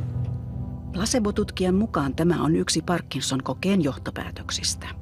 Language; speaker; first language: Finnish; native; Finnish